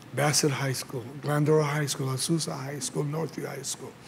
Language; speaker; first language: English; early bilingual, other home language; Spanish